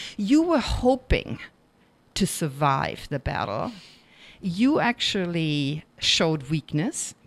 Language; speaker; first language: English; non-native, fluent; German